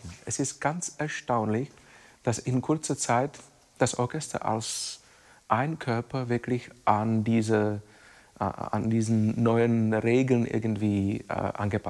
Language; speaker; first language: German; non-native, fluent; Czech